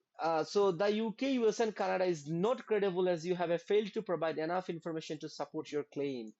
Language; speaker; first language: English; non-native, local second language; Bangla